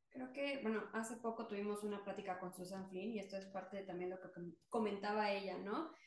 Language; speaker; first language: Spanish; native; Spanish